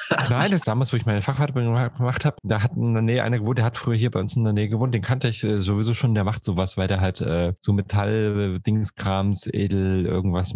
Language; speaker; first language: German; native; German